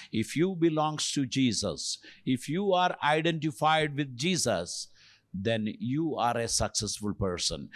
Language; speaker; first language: English; non-native, local second language; Telugu